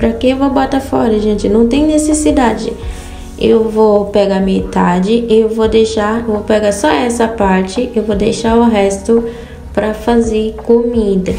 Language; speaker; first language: Portuguese; non-native, fluent; Haitian Creole